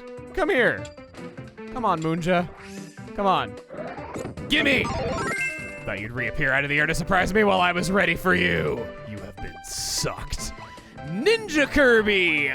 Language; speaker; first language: English; native; English